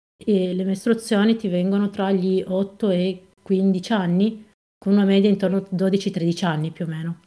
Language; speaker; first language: Italian; native; Italian